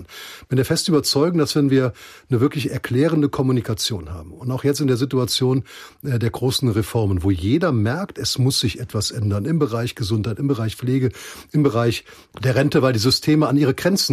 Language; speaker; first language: German; native; German